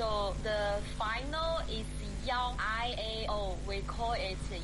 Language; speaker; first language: English; non-native, fluent; Chinese